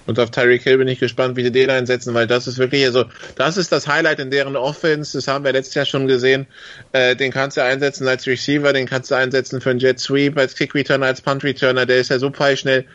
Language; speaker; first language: German; native; German